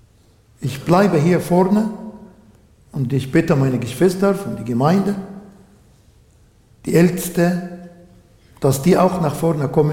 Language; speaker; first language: German; non-native, fluent; Arabic